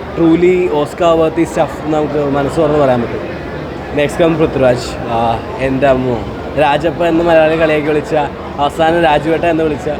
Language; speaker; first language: Malayalam; native; Malayalam